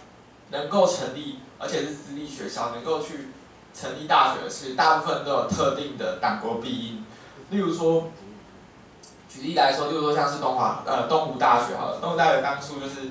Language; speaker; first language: Chinese; native; Chinese